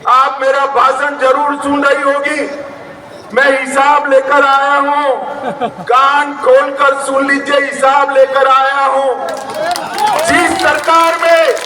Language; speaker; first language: Hindi; non-native, local second language; Gujarati